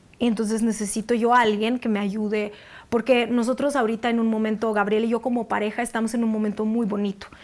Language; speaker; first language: Spanish; non-native, fluent; Russian